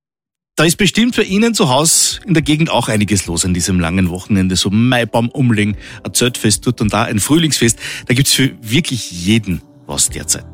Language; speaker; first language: German; native; German